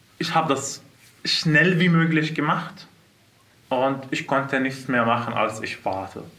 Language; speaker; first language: German; non-native, fluent; Arabic